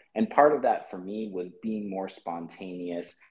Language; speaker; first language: English; early bilingual, other home language; Filipino